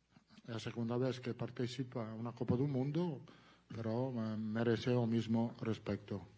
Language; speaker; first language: Portuguese; non-native, learner; Italian